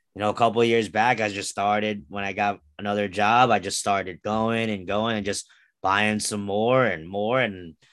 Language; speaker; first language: English; early bilingual, other home language; Filipino